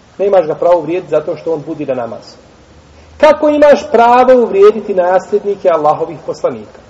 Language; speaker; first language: Bosnian; native; Bosnian